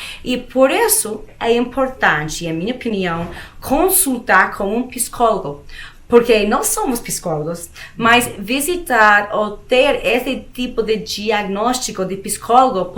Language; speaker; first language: Portuguese; non-native, fluent; Spanish